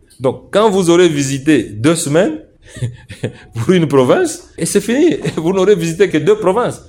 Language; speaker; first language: French; non-native, local second language; Swahili